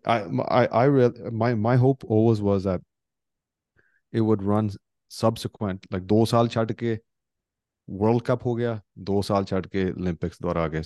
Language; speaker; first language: English; early bilingual, other home language; Punjabi